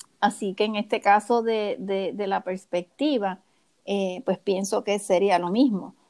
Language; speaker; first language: Spanish; native; Spanish